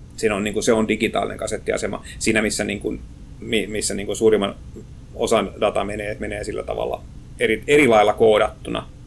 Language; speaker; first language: Finnish; native; Finnish